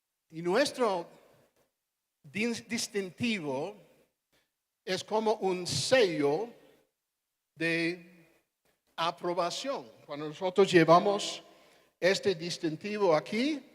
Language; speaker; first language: Spanish; non-native, fluent; English